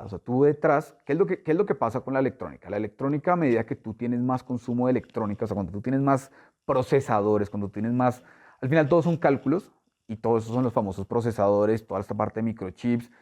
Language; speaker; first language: Spanish; native; Spanish